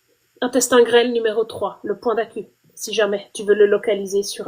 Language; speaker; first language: French; native; French